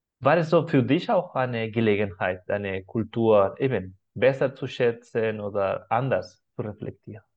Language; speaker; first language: German; non-native, fluent; Spanish